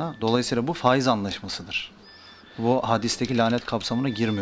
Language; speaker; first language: Turkish; native; Turkish